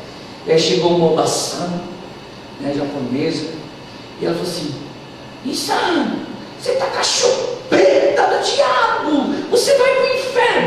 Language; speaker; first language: Portuguese; native; Portuguese